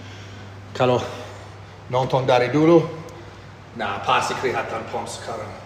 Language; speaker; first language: Indonesian; non-native, fluent; English